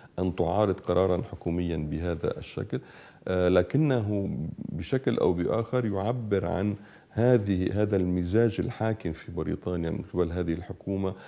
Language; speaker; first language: Arabic; native; Arabic